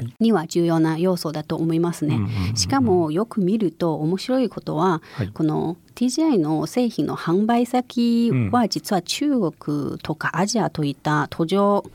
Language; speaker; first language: Japanese; non-native, fluent; Chinese